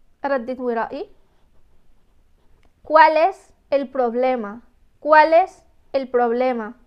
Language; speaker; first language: Spanish; non-native, fluent; Arabic